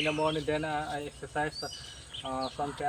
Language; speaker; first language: English; non-native, learner; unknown